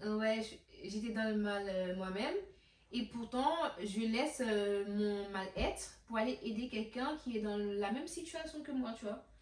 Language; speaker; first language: French; non-native, local second language; Haitian Creole